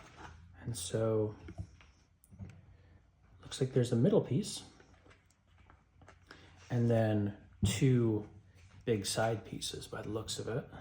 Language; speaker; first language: English; native; English